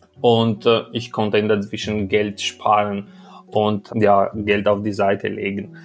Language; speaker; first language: German; non-native, fluent; Albanian